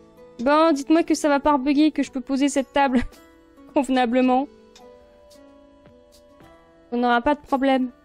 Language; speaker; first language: French; native; French